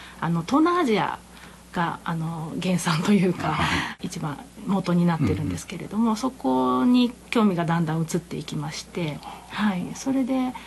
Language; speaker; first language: Japanese; native; Japanese